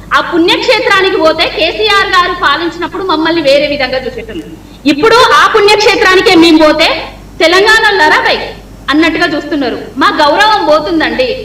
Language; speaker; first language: Telugu; native; Telugu